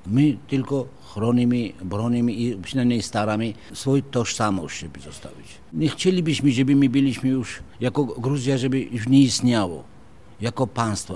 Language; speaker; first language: Polish; non-native, fluent; Georgian